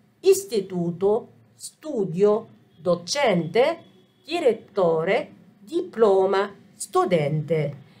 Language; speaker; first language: Italian; non-native, fluent; Arabic